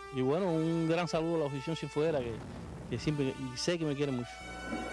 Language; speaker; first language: Spanish; native; Spanish